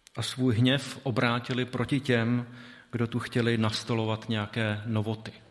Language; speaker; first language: Czech; native; Czech